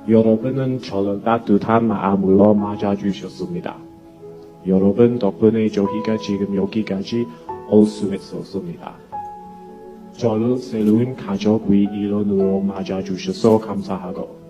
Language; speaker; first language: Korean; non-native, learner; English